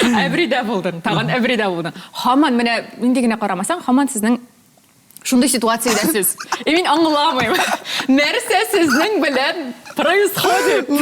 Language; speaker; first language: Tatar; native; Tatar